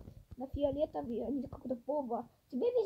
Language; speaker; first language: Russian; early bilingual, heritage; Russian